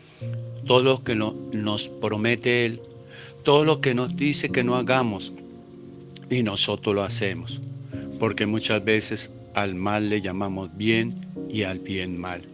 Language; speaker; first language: Spanish; native; Spanish